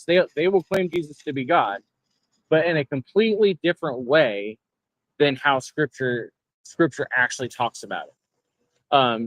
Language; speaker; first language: English; native; English